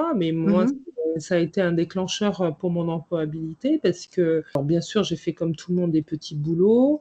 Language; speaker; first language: French; native; French